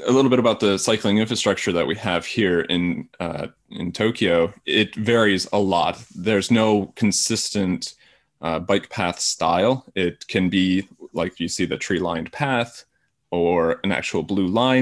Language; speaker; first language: English; native; English